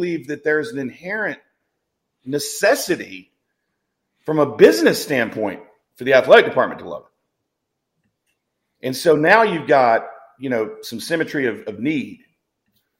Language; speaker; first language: English; native; English